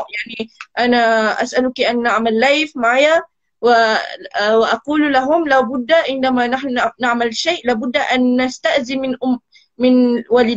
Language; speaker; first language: Arabic; non-native, learner; Malay